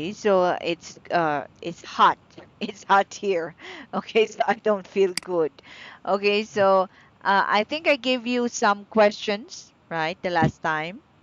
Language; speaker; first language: English; non-native, fluent; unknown